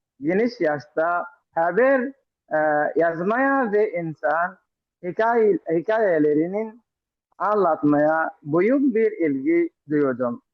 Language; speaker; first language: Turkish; non-native, learner; Arabic